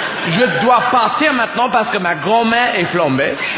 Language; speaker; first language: French; non-native, learner; English